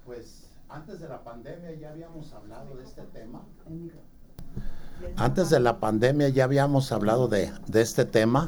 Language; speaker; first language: Spanish; native; Spanish